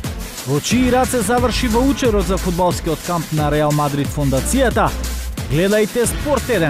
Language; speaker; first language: Macedonian; native; Macedonian